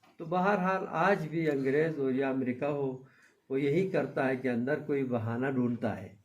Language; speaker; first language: Urdu; non-native, local second language; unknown